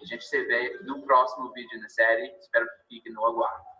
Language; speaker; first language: Portuguese; non-native, fluent; English